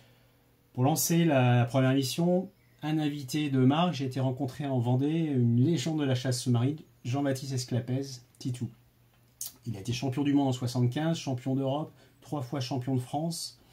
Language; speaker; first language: French; native; French